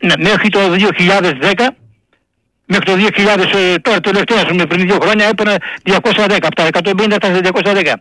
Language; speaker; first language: Greek; native; Greek